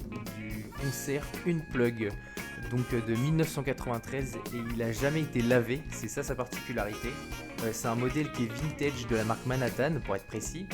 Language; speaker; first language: French; native; French